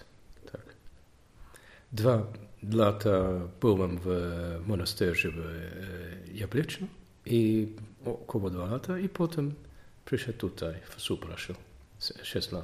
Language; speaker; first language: Polish; non-native, learner; Dutch